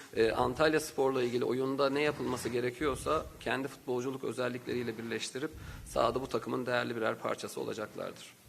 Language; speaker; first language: Turkish; native; Turkish